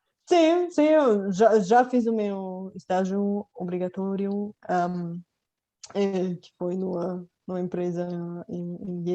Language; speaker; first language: Portuguese; non-native, fluent; Bulgarian